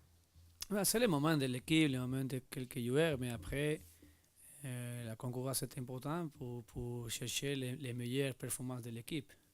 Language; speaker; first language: French; non-native, learner; Spanish